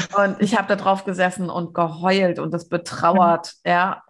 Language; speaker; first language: German; native; German